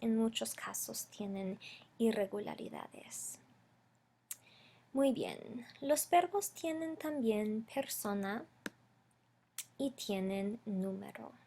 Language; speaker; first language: Spanish; non-native, fluent; English